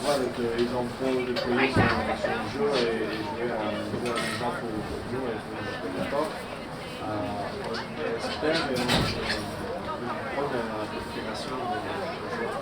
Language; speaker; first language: French; non-native, fluent; English